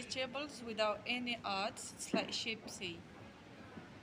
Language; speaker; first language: English; non-native, learner; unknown